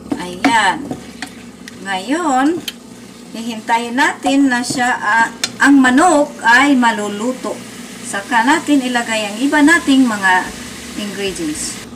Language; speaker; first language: Filipino; non-native, local second language; Cebuano